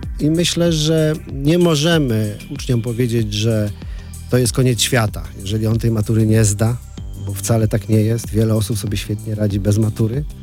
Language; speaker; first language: Polish; native; Polish